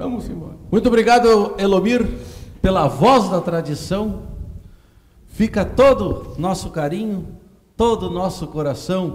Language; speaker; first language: Portuguese; native; Portuguese